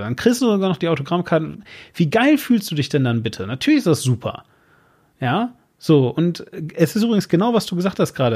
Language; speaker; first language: German; native; German